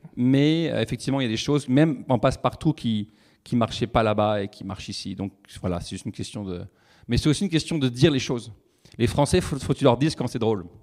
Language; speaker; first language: French; native; French